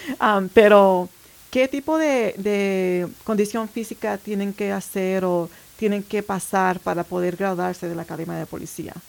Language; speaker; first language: Spanish; early bilingual, heritage; Spanish